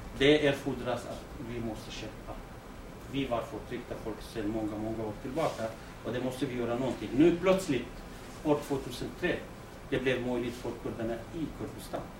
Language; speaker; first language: Swedish; non-native, fluent; Kurdish